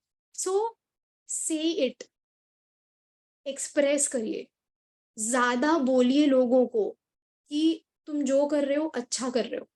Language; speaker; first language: Hindi; native; Hindi